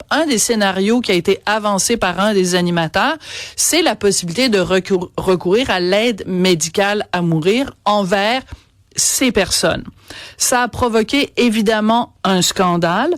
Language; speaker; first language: French; native; French